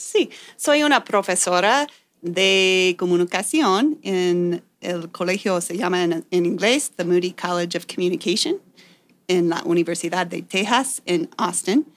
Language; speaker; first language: Spanish; non-native, fluent; English